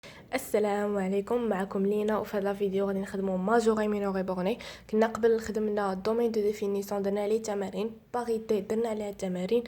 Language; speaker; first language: Arabic; native; Arabic